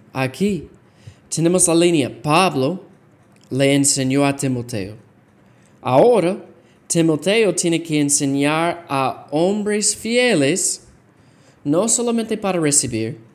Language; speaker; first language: Spanish; non-native, fluent; English